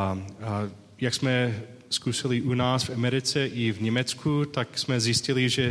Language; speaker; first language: Czech; non-native, learner; English